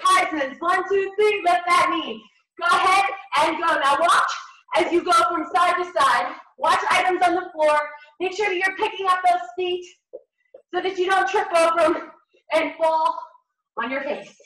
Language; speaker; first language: English; native; English